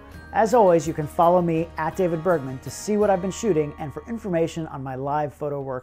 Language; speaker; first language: English; native; English